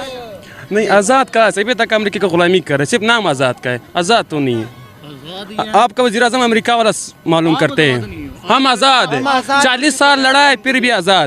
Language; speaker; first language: Hindi; non-native, fluent; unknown